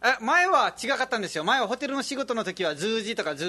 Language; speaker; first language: Japanese; non-native, fluent; Nepali